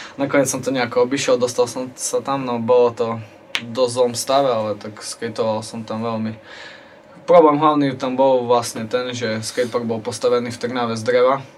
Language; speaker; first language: Slovak; native; Slovak